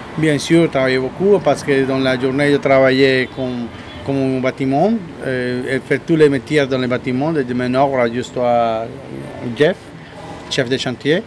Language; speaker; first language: French; non-native, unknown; Spanish